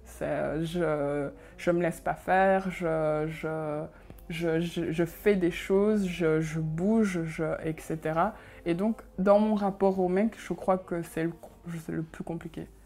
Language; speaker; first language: French; early bilingual, other home language; Kinyarwanda